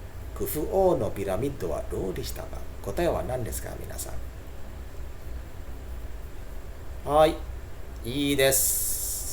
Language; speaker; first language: Japanese; non-native, fluent; Indonesian